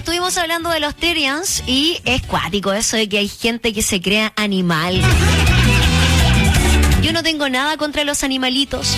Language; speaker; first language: Spanish; native; Spanish